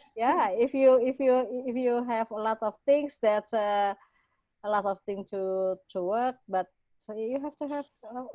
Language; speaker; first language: English; non-native, fluent; Indonesian